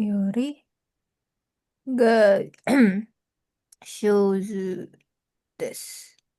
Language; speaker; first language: Japanese; non-native, learner; Indonesian